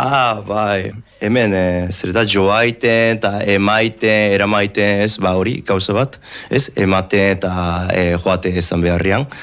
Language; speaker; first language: Basque; non-native, fluent; Japanese